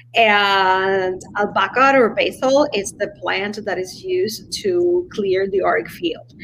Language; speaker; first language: English; non-native, fluent; Spanish